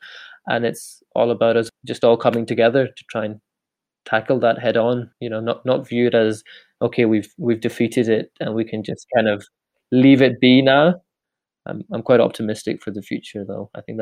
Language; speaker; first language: English; native; English